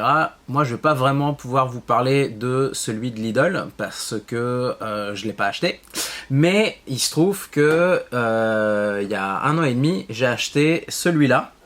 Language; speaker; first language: French; native; French